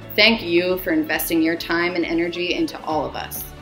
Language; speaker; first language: English; native; English